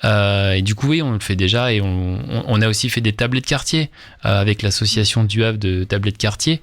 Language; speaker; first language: French; native; French